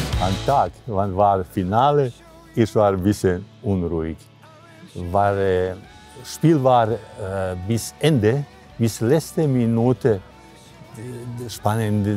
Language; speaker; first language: German; non-native, learner; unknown